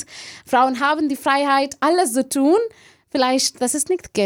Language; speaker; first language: German; non-native, learner; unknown